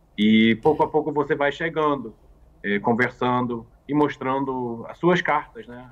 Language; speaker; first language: Portuguese; non-native, fluent; English